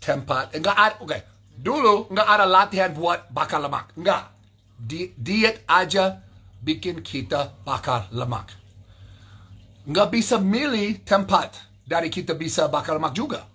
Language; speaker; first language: Indonesian; non-native, learner; English